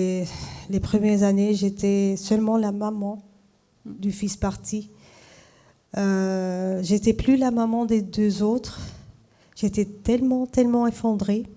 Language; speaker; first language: French; non-native, fluent; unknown